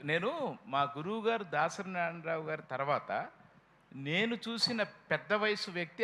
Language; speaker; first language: Telugu; native; Telugu